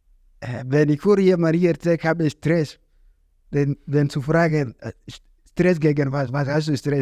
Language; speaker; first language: German; non-native, learner; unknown